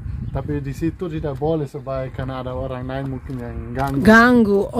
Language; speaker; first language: Indonesian; non-native, learner; German